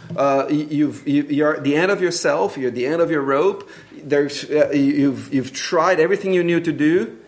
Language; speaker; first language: English; non-native, fluent; Portuguese